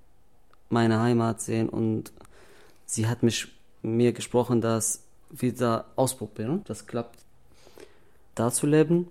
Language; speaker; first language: German; non-native, learner; Arabic